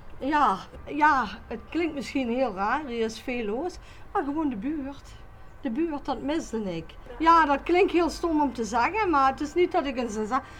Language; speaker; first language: Dutch; native; Dutch